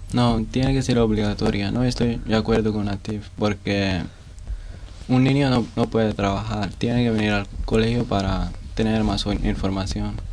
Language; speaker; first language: Spanish; non-native, local second language; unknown